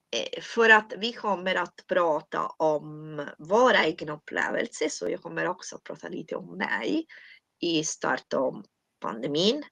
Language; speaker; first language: Swedish; non-native, fluent; Italian